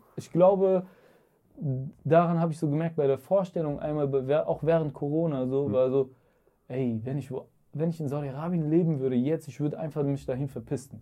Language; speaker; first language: German; early bilingual, other home language; Arabic